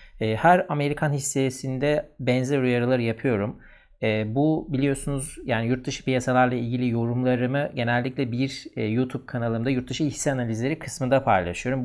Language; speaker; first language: Turkish; native; Turkish